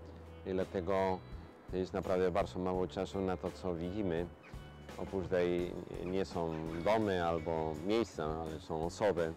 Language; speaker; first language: Polish; non-native, fluent; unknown